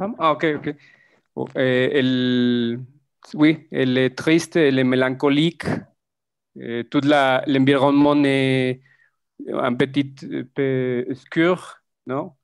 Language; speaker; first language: French; non-native, fluent; Spanish